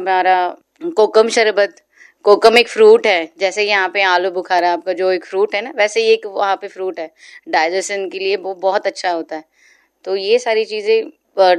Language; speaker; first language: Hindi; non-native, local second language; Marathi